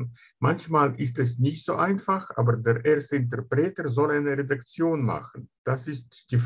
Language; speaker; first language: German; non-native, fluent; Russian